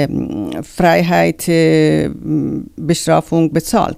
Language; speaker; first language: German; non-native, learner; Persian